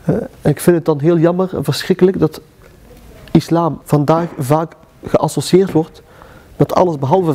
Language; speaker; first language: Dutch; early bilingual, other home language; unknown